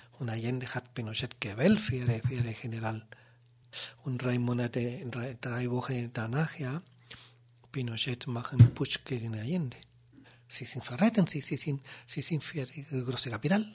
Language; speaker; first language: German; non-native, learner; Spanish